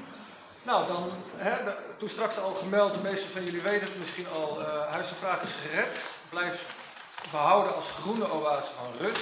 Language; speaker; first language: Dutch; native; Dutch